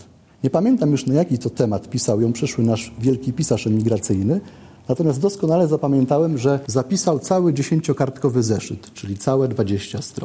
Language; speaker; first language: Polish; native; Polish